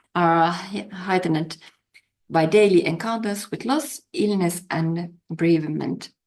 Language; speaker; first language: English; non-native, fluent; Finnish